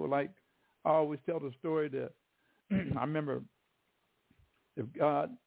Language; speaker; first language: English; native; English